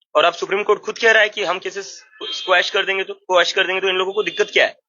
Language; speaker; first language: Hindi; non-native, local second language; Marathi